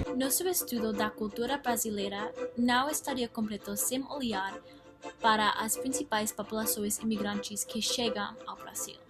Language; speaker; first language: Portuguese; non-native, learner; English